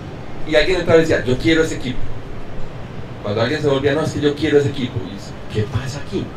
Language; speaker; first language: Spanish; native; Spanish